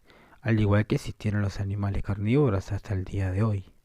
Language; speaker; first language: Spanish; native; Spanish